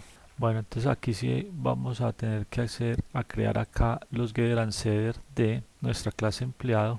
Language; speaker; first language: Spanish; native; Spanish